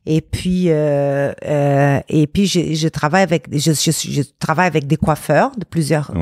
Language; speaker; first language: French; non-native, fluent; Portuguese